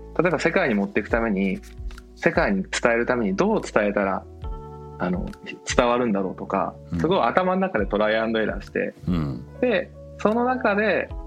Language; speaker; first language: Japanese; native; Japanese